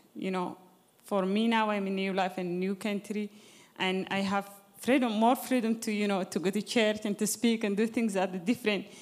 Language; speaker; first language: English; non-native, fluent; Arabic